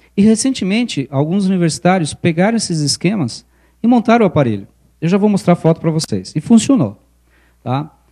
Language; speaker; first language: Portuguese; early bilingual, other home language; Spanish